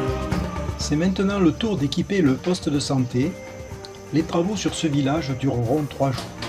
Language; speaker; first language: French; native; French